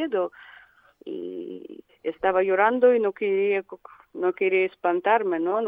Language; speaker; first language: Spanish; non-native, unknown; Russian